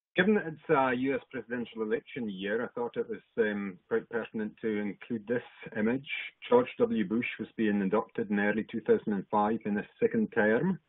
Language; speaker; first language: English; native; English